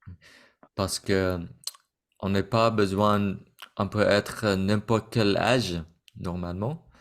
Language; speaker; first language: French; non-native, fluent; Vietnamese